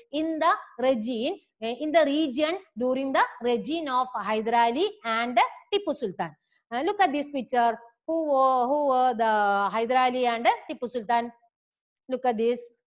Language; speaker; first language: English; non-native, local second language; Malayalam